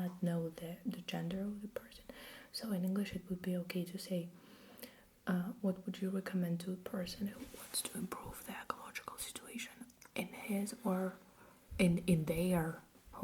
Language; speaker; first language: English; non-native, fluent; Russian